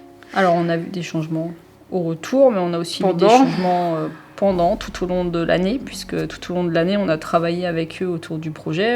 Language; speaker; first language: French; native; French